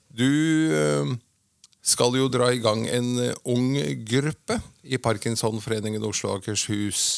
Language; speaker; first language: Norwegian; native; Norwegian